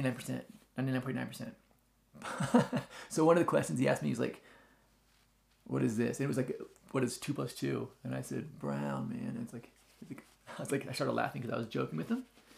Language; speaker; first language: English; native; English